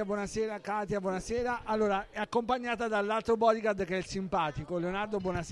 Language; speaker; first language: Italian; native; Italian